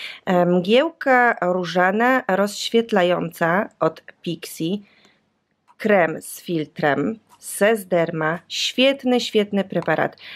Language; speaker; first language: Polish; native; Polish